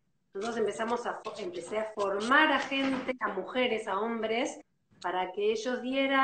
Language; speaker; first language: Spanish; native; Spanish